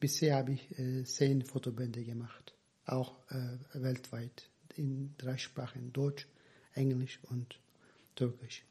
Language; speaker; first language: German; non-native, fluent; Turkish